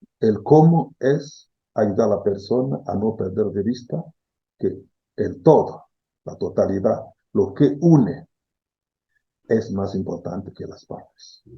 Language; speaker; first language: Spanish; non-native, fluent; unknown